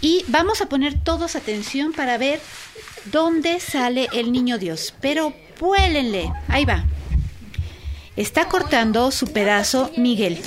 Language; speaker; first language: Spanish; native; Spanish